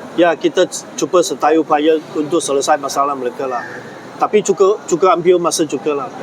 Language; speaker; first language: Malay; non-native, local second language; Chinese